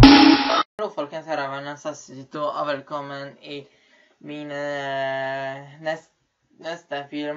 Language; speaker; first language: Norwegian; early bilingual, other home language; Polish